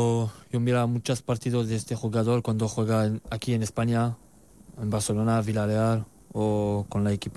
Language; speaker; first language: Spanish; non-native, learner; French